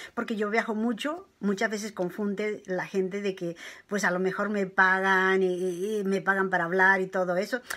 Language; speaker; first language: Spanish; non-native, local second language; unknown